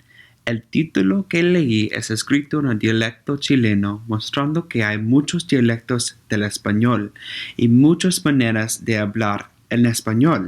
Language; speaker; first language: Spanish; non-native, learner; English